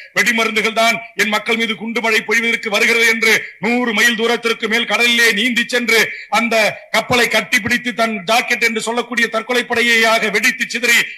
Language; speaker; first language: Tamil; native; Tamil